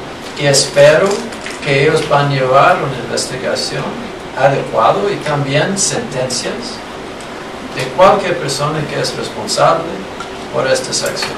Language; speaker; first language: Spanish; non-native, fluent; English